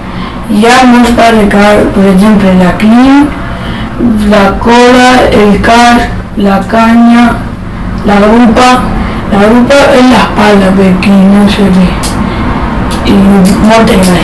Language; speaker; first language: Catalan; non-native, local second language; Spanish